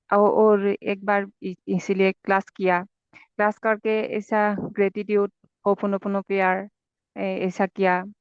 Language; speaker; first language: Hindi; non-native, local second language; Assamese